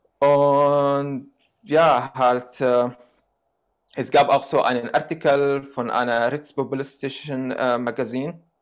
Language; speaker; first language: German; non-native, fluent; Arabic